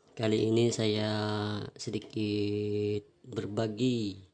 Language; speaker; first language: Indonesian; non-native, local second language; Madurese